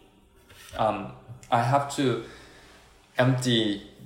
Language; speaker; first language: English; non-native, fluent; Korean